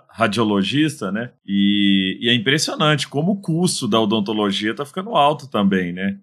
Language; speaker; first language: Portuguese; native; Portuguese